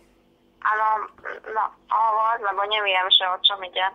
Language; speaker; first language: Slovak; non-native, local second language; Hungarian